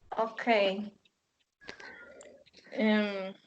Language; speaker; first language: English; non-native, learner; Spanish